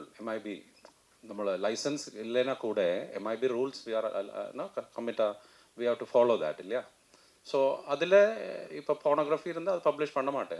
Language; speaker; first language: Tamil; non-native, fluent; Malayalam